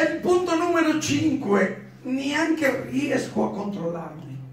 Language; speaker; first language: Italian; non-native, learner; Spanish